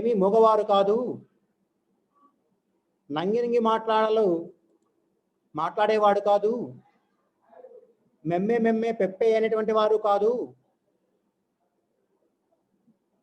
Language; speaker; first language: Telugu; native; Telugu